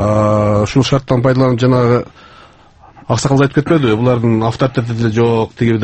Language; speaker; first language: Kyrgyz; native; Kyrgyz